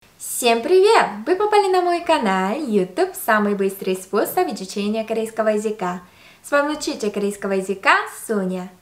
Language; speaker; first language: Russian; non-native, fluent; Korean